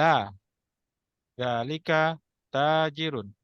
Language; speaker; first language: Arabic; non-native, learner; Indonesian